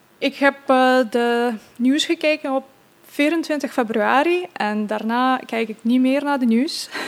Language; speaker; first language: Dutch; non-native, fluent; Ukrainian